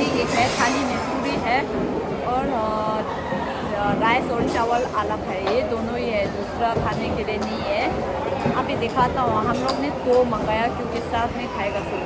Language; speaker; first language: Hindi; non-native, fluent; Tibetan